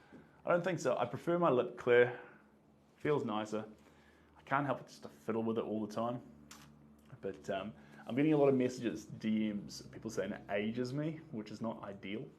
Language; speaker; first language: English; native; English